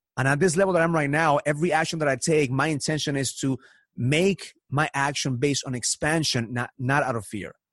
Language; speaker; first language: English; early bilingual, other home language; Spanish